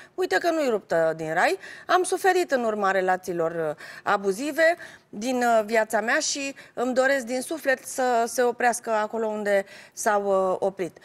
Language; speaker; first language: Romanian; native; Romanian